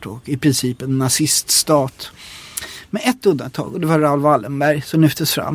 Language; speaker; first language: Swedish; native; Swedish